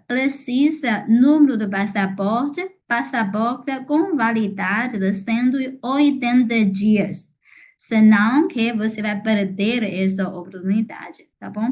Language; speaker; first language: Portuguese; non-native, fluent; Chinese